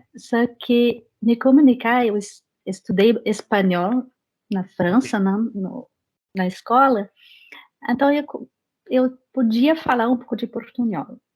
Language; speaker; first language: Portuguese; non-native, fluent; French